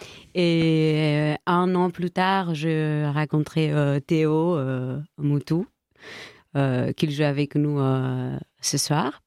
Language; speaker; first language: French; non-native, fluent; Greek